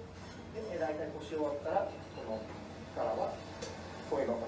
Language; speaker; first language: Japanese; native; Japanese